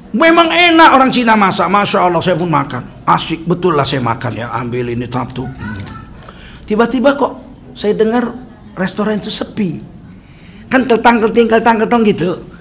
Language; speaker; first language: Indonesian; native; Indonesian